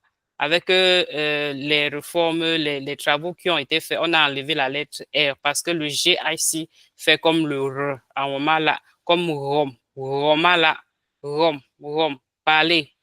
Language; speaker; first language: French; non-native, local second language; Ghomala